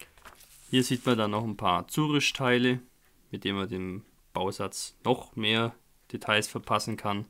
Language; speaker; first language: German; native; German